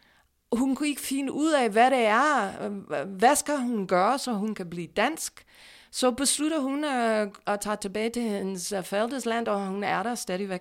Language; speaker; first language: Danish; non-native, fluent; English